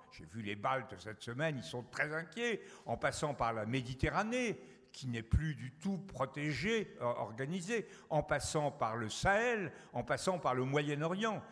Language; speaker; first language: French; native; French